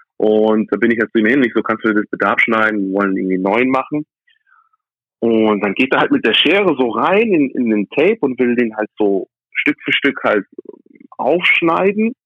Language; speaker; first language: German; early bilingual, other home language; English